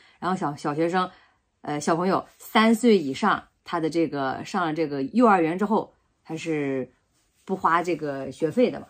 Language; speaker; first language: Chinese; native; Chinese